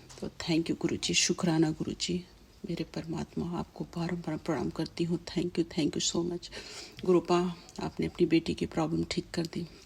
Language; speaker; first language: Hindi; native; Hindi